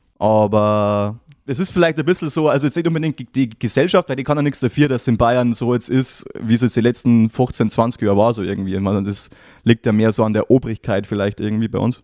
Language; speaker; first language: German; native; German